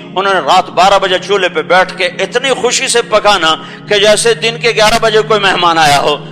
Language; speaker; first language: Urdu; non-native, local second language; Punjabi